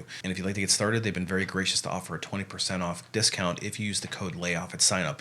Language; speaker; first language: English; native; English